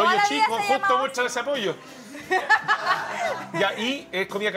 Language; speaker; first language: Spanish; native; Spanish